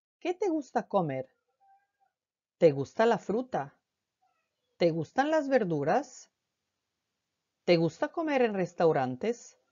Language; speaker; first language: Spanish; non-native, fluent; Croatian